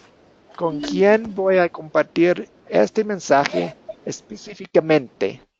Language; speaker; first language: Spanish; non-native, fluent; English